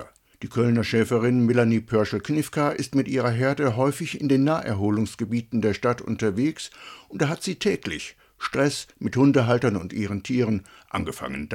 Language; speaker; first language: German; native; German